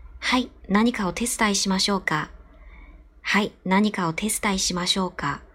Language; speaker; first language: Japanese; non-native, fluent; Chinese